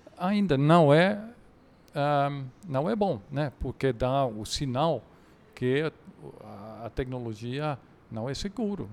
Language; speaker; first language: Portuguese; non-native, fluent; Dutch